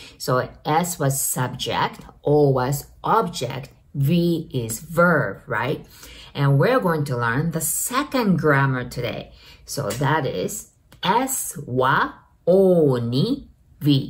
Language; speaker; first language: English; non-native, fluent; Japanese